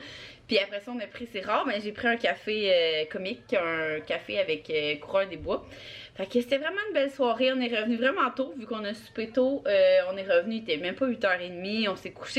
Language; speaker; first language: French; native; French